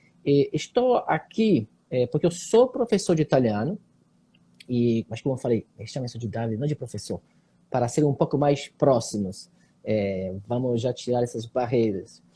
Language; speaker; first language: Portuguese; non-native, fluent; Italian